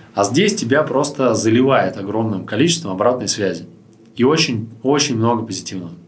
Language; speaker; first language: Russian; native; Russian